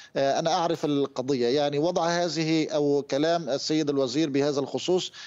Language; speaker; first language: Arabic; non-native, fluent; Turkish